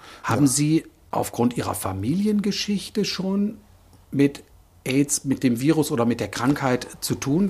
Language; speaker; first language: German; native; German